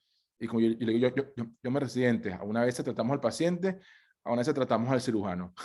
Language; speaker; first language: Spanish; native; Spanish